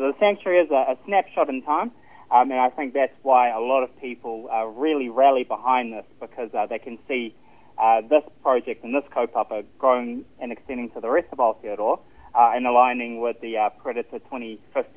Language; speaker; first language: English; native; English